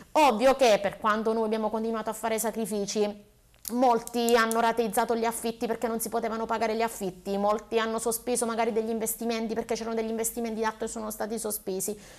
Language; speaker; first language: Italian; native; Italian